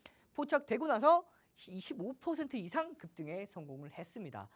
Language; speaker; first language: Korean; native; Korean